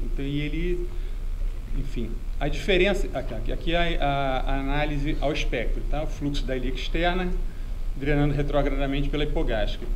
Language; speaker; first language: Portuguese; native; Portuguese